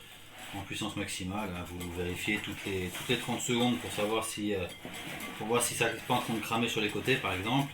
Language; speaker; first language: French; native; French